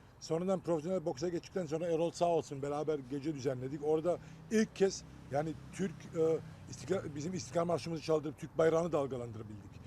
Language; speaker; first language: Turkish; early bilingual, heritage; Turkish